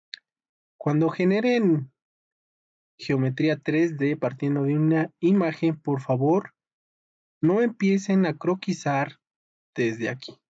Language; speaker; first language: Spanish; native; Spanish